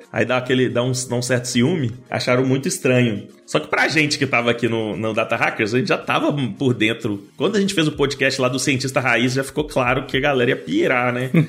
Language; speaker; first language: Portuguese; native; Portuguese